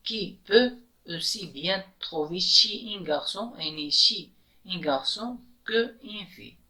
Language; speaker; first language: French; non-native, local second language; Arabic